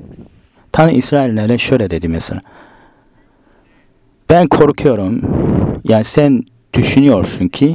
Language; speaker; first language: Turkish; non-native, fluent; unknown